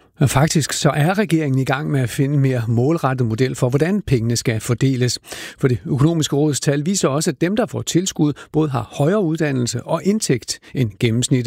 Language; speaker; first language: Danish; native; Danish